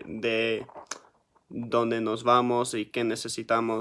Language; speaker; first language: Spanish; early bilingual, heritage; Spanish